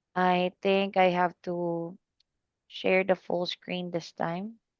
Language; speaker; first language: English; non-native, fluent; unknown